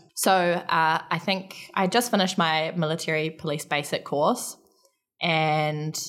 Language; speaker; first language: English; native; English